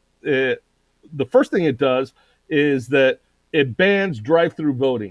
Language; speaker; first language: English; native; English